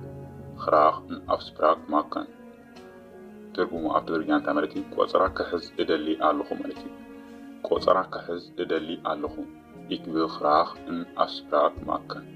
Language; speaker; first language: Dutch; non-native, learner; Tigrinya